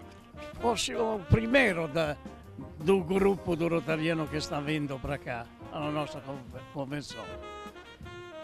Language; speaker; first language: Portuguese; non-native, fluent; Italian